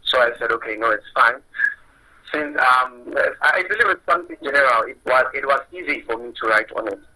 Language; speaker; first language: English; non-native, local second language; Zulu